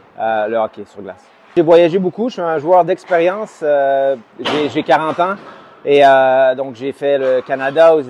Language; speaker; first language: French; native; French